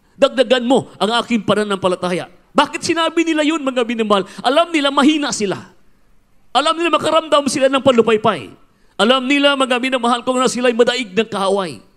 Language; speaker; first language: Filipino; non-native, local second language; Cebuano